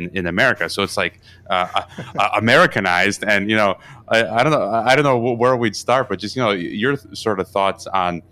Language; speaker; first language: English; native; English